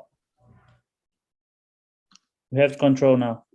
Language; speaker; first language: English; non-native, learner; Portuguese